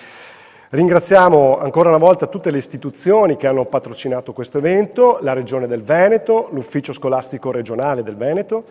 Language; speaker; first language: Italian; native; Italian